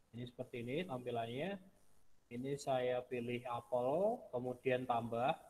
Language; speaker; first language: Indonesian; non-native, local second language; Javanese